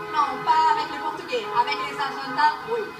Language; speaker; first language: French; non-native, fluent; Portuguese